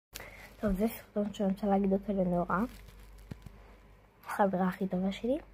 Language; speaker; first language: Hebrew; native; Hebrew